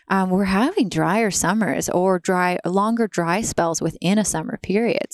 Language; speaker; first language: English; native; English